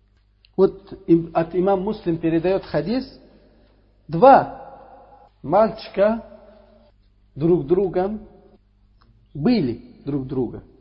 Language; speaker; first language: Russian; non-native, learner; Uzbek